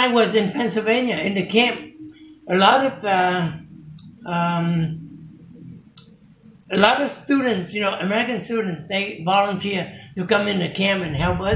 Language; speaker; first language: English; non-native, fluent; Vietnamese